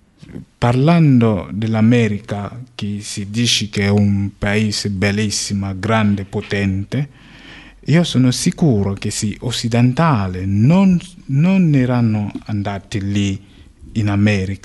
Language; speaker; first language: Italian; non-native, fluent; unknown